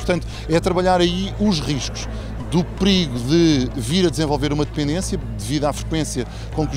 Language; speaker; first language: Portuguese; native; Portuguese